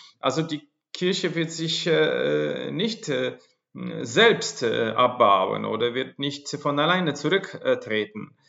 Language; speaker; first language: German; non-native, fluent; Polish